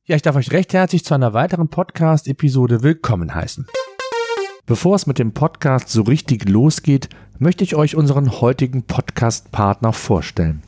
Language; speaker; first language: German; native; German